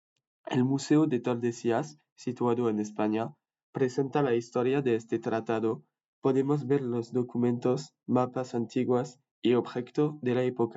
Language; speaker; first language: Spanish; non-native, learner; French